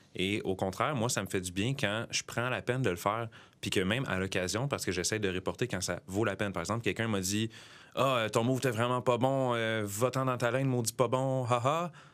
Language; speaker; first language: French; native; French